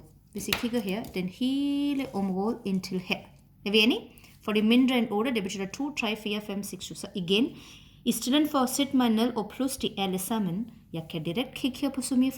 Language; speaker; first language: Danish; non-native, fluent; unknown